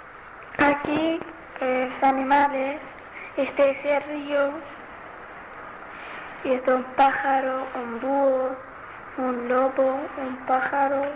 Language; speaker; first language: Spanish; non-native, learner; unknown